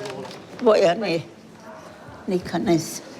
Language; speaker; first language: Hebrew; non-native, fluent; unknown